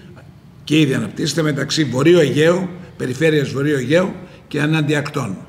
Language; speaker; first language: Greek; native; Greek